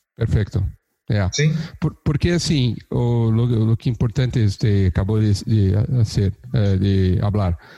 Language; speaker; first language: Portuguese; native; Portuguese